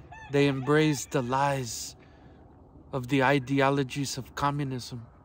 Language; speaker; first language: English; native; English